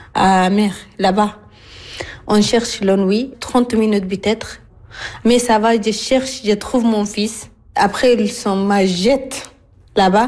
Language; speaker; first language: French; non-native, learner; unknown